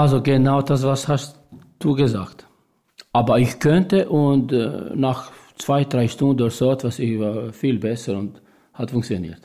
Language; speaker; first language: German; non-native, learner; Albanian